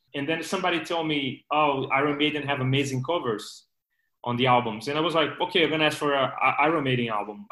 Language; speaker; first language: English; non-native, fluent; Portuguese